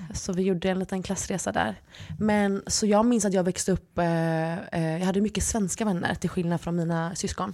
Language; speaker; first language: Swedish; early bilingual, other home language; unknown